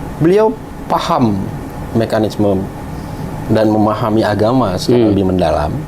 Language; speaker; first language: Indonesian; native; Indonesian